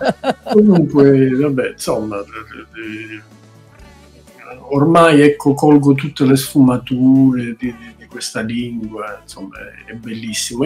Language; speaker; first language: Italian; native; Italian